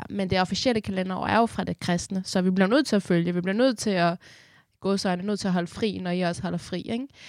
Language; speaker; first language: Danish; early bilingual, other home language; Persian